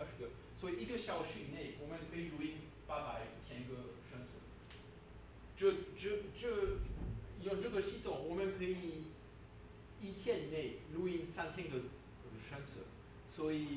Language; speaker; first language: Chinese; non-native, learner; French